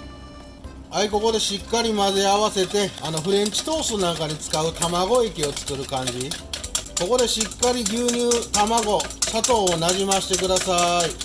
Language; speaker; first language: Japanese; native; Japanese